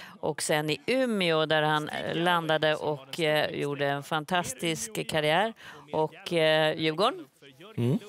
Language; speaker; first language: Swedish; native; Swedish